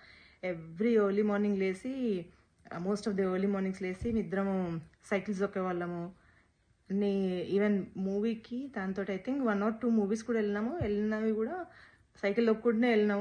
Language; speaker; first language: Telugu; native; Telugu